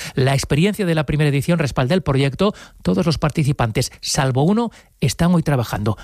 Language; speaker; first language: Spanish; native; Spanish